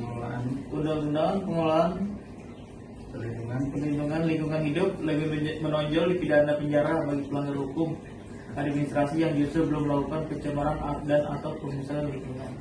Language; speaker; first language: Indonesian; native; Indonesian